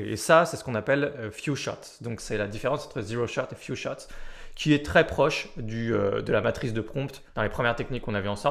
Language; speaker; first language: French; native; French